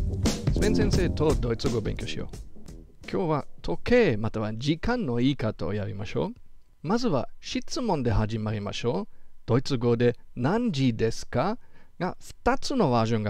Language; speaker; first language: Japanese; non-native, fluent; German